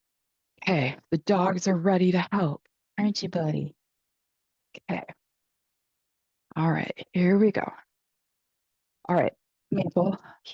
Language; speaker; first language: English; native; English